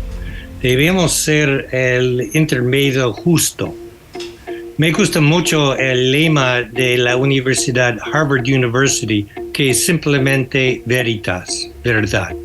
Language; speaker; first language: Spanish; non-native, fluent; English